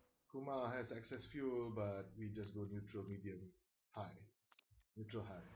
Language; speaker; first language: English; non-native, local second language; Malay